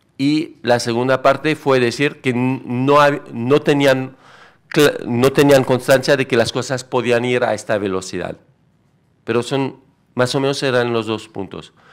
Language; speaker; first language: Spanish; non-native, fluent; French